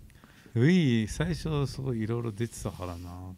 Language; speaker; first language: Japanese; native; Japanese